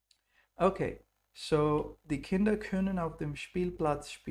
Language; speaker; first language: German; non-native, fluent; English